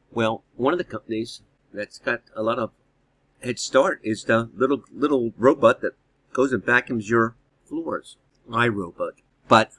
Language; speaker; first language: English; native; English